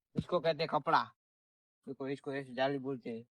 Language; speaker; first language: Hindi; non-native, local second language; Gujarati